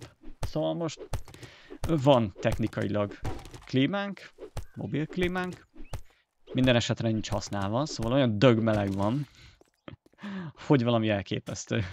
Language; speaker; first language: Hungarian; native; Hungarian